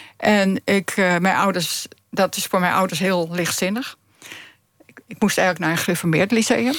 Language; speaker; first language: Dutch; native; Dutch